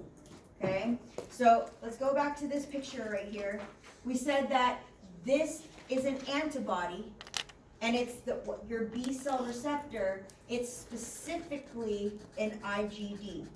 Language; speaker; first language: English; native; English